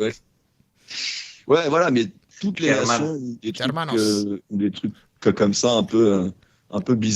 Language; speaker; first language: French; native; French